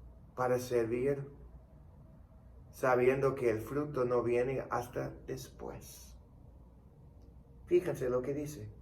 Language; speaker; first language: Spanish; non-native, fluent; English